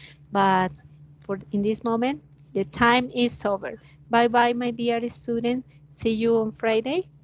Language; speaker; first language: English; non-native, learner; Spanish